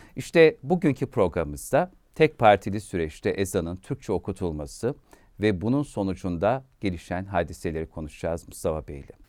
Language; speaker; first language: Turkish; native; Turkish